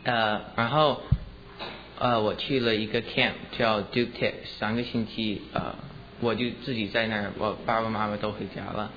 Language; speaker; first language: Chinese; early bilingual, heritage; English